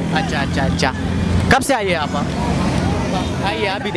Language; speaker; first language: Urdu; non-native, local second language; Pashto